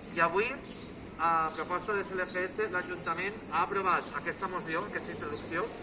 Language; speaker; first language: Catalan; native; Catalan